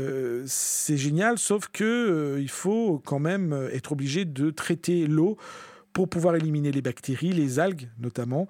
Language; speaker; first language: French; native; French